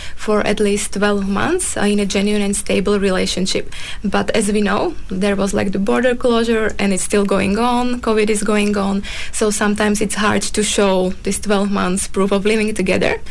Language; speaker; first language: English; non-native, fluent; Slovak